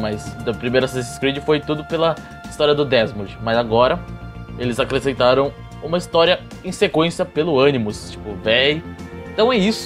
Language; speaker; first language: Portuguese; native; Portuguese